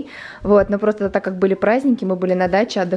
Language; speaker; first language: Russian; native; Russian